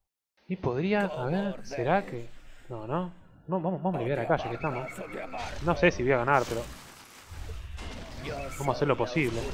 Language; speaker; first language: Spanish; native; Spanish